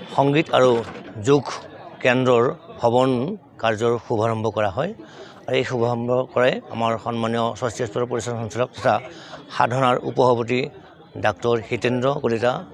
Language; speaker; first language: Assamese; native; Assamese